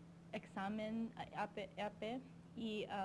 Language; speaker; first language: Spanish; non-native, learner; English